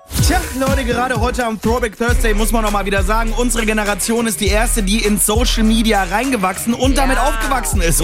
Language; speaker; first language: German; native; German